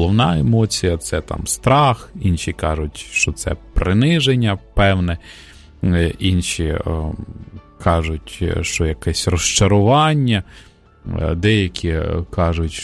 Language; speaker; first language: Ukrainian; native; Ukrainian